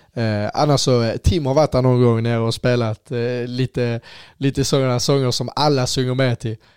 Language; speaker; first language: Swedish; native; Swedish